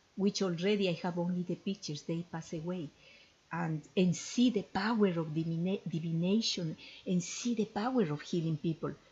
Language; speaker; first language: English; non-native, fluent; Spanish